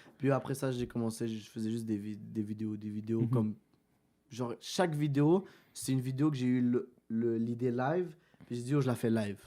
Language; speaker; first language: French; early bilingual, other home language; Arabic